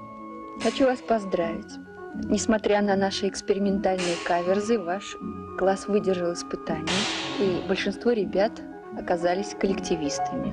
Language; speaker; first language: Russian; native; Russian